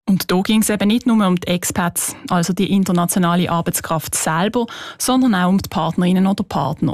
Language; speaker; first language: German; native; German